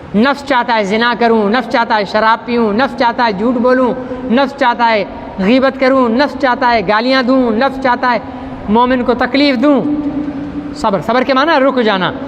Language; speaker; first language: Urdu; non-native, local second language; Sindhi